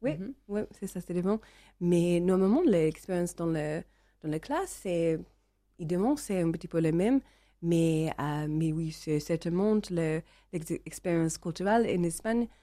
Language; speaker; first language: French; non-native, learner; English